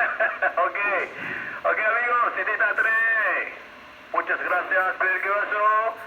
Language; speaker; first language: Spanish; non-native, learner; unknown